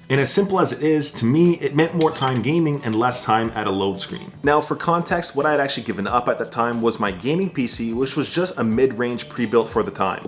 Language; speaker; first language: English; native; English